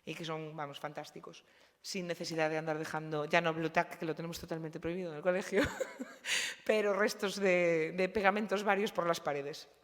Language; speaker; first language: Spanish; non-native, local second language; Galician